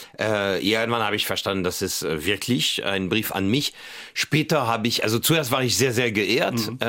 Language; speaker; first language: German; non-native, fluent; French